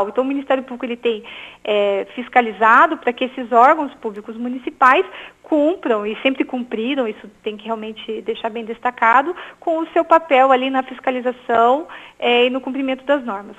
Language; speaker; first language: Portuguese; native; Portuguese